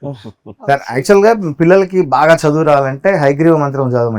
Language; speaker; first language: Telugu; native; Telugu